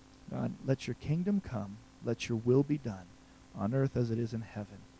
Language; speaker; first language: English; native; English